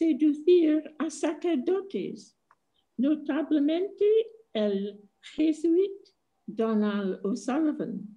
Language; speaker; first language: Spanish; non-native, fluent; English